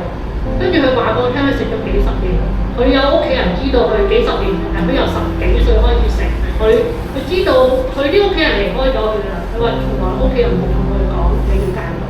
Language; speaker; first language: Cantonese; native; Cantonese